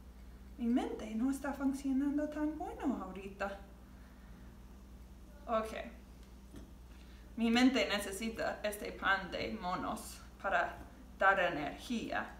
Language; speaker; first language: Spanish; non-native, learner; English